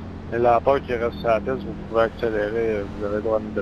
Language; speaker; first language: French; native; French